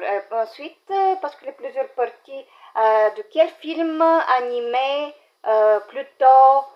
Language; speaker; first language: French; non-native, learner; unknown